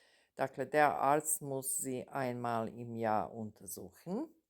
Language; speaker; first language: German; non-native, fluent; Serbian